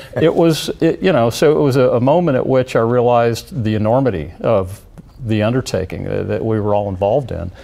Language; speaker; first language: English; native; English